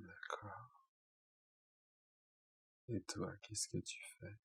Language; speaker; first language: French; native; French